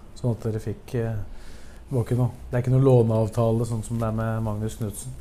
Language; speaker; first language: Norwegian; native; Norwegian